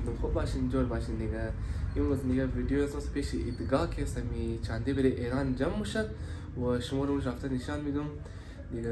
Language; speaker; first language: Persian; early bilingual, heritage; Persian